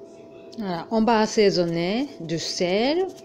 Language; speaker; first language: French; non-native, learner; Japanese